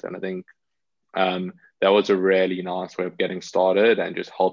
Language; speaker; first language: English; native; English